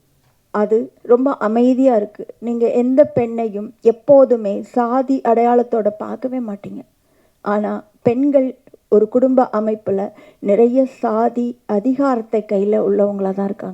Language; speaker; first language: Tamil; native; Tamil